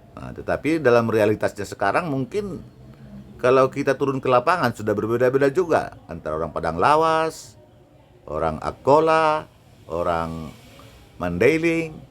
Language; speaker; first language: Indonesian; non-native, local second language; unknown